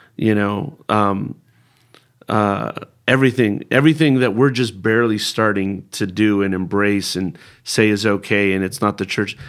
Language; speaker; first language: English; early bilingual, other home language; Spanish